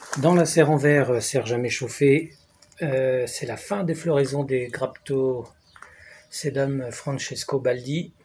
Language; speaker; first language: French; native; French